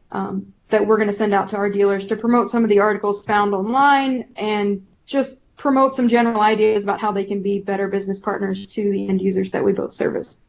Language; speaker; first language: English; native; English